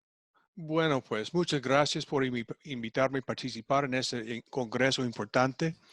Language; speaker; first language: Spanish; non-native, fluent; English